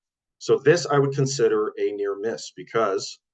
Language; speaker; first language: English; native; English